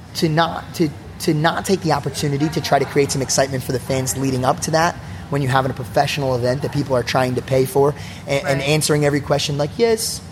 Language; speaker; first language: English; native; English